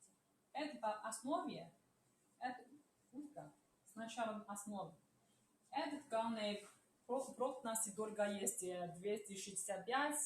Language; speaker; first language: Russian; non-native, learner; Chinese